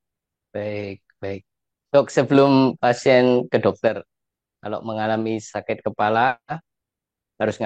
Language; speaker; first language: Indonesian; native; Indonesian